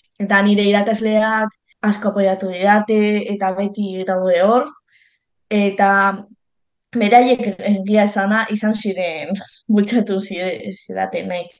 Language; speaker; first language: Basque; non-native, local second language; Spanish